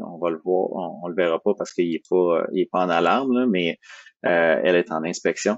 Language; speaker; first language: French; native; French